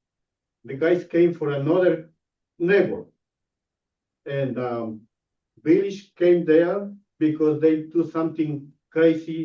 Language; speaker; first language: English; non-native, learner; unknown